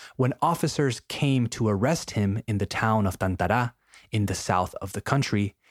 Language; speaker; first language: English; non-native, fluent; Spanish